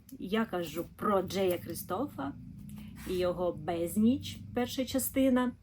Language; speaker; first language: Ukrainian; non-native, local second language; Russian